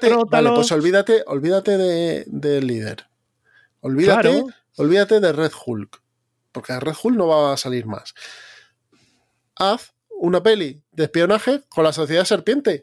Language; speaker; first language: Spanish; native; Spanish